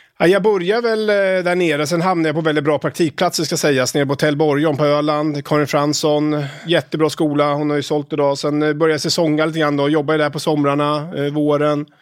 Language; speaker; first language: Swedish; native; Swedish